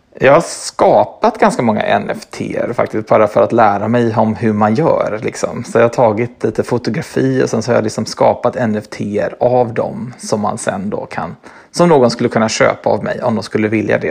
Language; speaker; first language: Swedish; native; Swedish